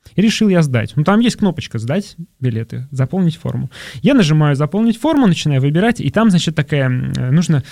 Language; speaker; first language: Russian; native; Russian